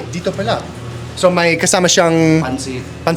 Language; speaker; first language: Filipino; non-native, learner; English